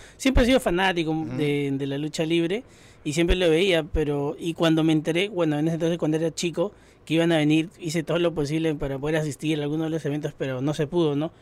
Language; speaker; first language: Spanish; native; Spanish